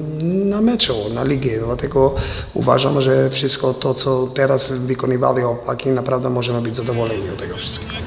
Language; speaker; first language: Polish; non-native, fluent; Albanian